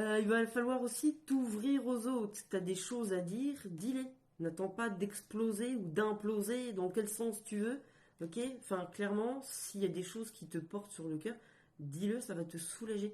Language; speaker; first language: French; native; French